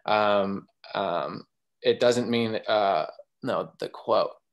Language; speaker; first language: English; native; English